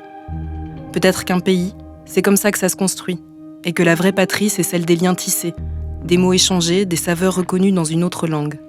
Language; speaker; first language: French; native; French